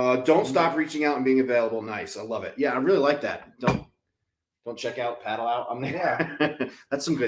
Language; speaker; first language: English; native; English